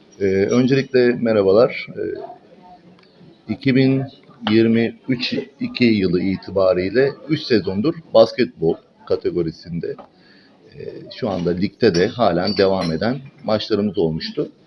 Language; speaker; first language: Turkish; native; Turkish